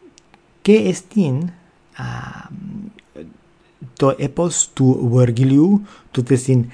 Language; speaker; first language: Greek; non-native, fluent; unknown